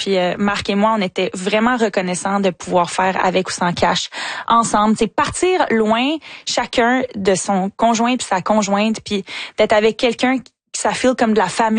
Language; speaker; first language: French; native; French